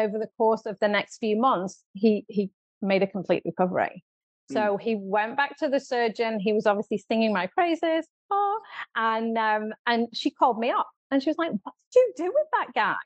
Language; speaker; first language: English; native; English